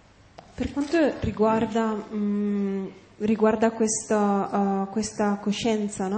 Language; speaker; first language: Italian; native; Italian